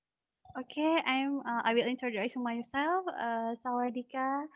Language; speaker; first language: English; non-native, learner; Thai